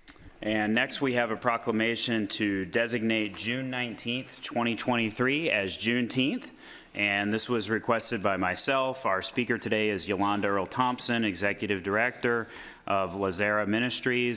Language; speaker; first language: English; native; English